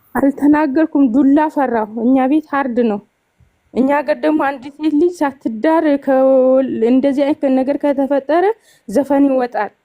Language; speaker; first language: Amharic; non-native, local second language; Northern Hindko